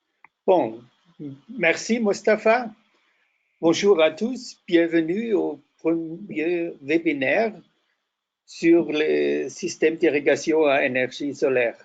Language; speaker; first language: French; non-native, fluent; German